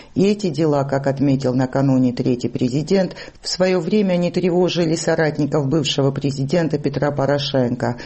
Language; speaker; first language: Russian; non-native, local second language; Georgian